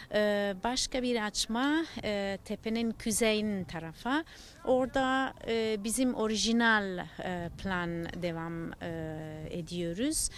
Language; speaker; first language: Turkish; non-native, learner; Italian